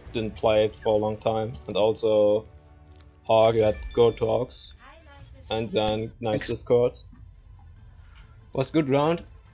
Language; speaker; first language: English; non-native, learner; German